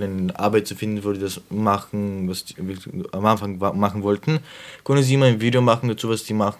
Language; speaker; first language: German; non-native, fluent; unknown